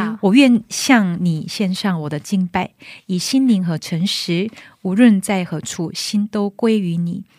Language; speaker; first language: Chinese; non-native, fluent; Korean